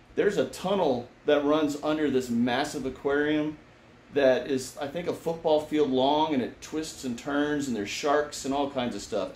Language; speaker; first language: English; native; English